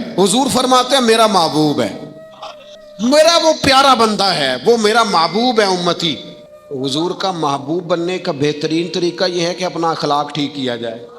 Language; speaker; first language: Urdu; non-native, local second language; Punjabi